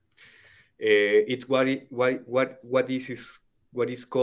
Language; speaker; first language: English; non-native, fluent; Spanish